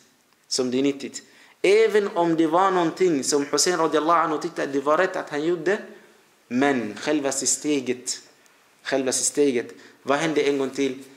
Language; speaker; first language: Swedish; early bilingual, other home language; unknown